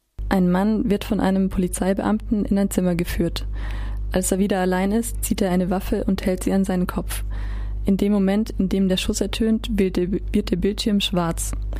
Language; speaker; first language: German; native; German